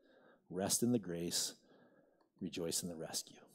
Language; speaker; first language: English; native; English